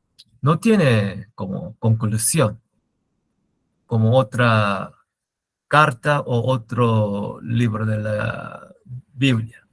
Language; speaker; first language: Spanish; non-native, learner; Korean